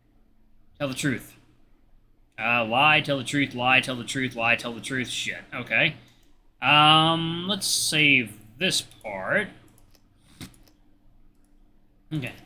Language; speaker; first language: English; native; English